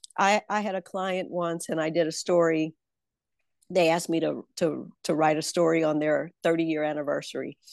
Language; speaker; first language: English; native; English